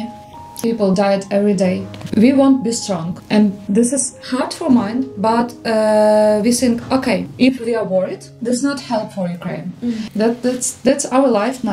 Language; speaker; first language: English; non-native, learner; Ukrainian